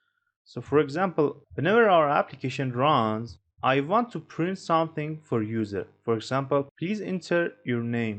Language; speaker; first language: English; non-native, fluent; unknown